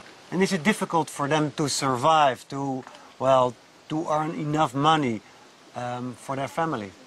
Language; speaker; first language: English; non-native, fluent; Dutch